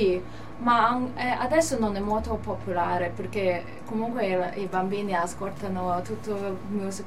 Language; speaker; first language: Italian; non-native, learner; Cantonese